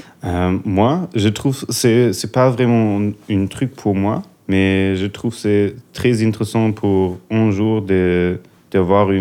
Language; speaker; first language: French; non-native, learner; German